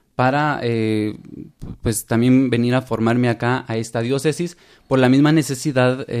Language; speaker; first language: Spanish; native; Spanish